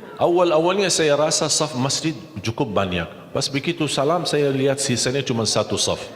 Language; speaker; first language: Indonesian; non-native, fluent; Arabic